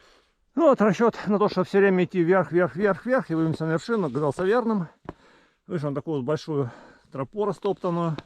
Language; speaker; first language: Russian; native; Russian